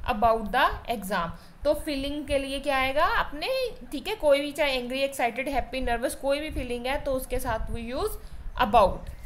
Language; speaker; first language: Hindi; non-native, local second language; Punjabi